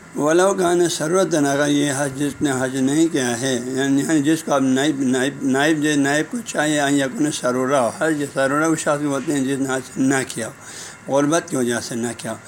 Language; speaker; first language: Urdu; non-native, local second language; Balti